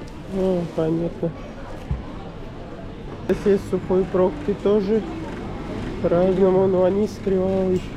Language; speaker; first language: Russian; non-native, local second language; Kyrgyz